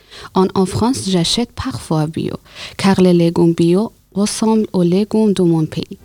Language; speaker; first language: French; non-native, learner; Persian